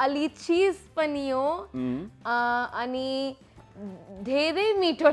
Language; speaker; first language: Nepali; non-native, learner; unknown